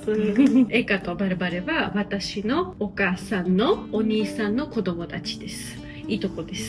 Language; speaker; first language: Japanese; non-native, learner; Georgian